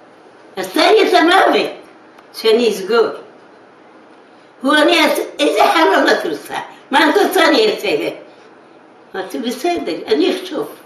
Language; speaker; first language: Hebrew; non-native, fluent; Yiddish